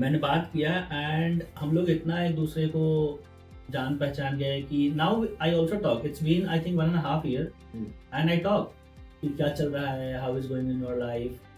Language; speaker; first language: Hindi; native; Hindi